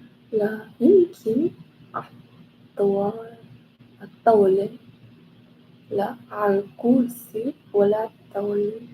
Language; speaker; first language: Arabic; non-native, learner; English